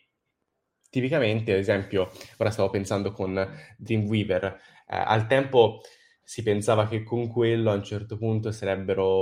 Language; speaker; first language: Italian; native; Italian